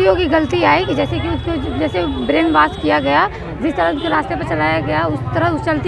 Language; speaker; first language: Hindi; native; Hindi